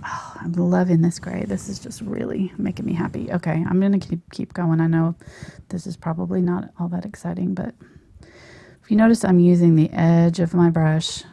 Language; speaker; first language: English; native; English